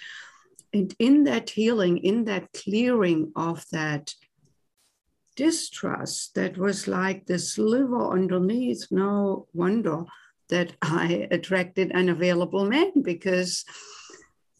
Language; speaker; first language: English; non-native, fluent; German